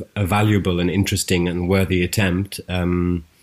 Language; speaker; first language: English; native; English